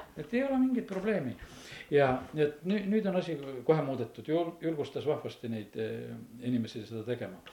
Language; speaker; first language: Estonian; native; Estonian